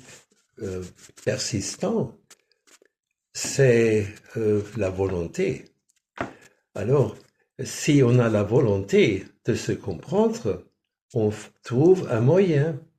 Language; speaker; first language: French; non-native, fluent; German